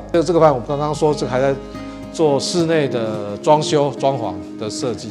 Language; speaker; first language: Chinese; native; Chinese